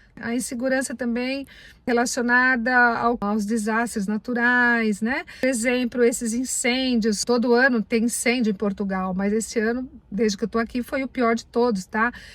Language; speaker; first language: Portuguese; native; Portuguese